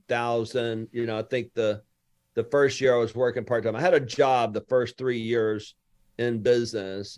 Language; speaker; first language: English; native; English